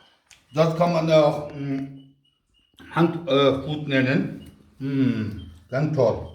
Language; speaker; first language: German; non-native, local second language; Kurdish